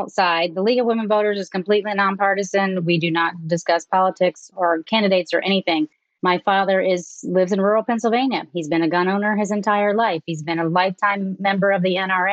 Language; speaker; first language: English; native; English